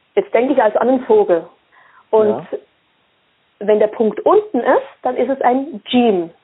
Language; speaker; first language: German; early bilingual, other home language; Swiss German